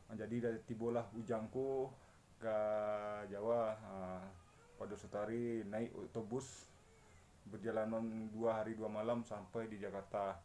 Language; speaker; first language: Malay; non-native, local second language; Minangkabau